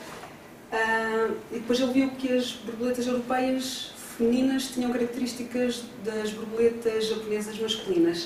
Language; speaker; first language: Portuguese; native; Portuguese